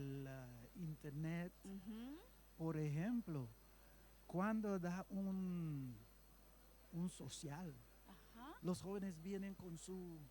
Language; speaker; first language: Spanish; non-native, fluent; Papiamento